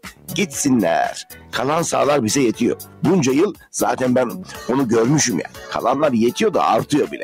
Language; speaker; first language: Turkish; native; Turkish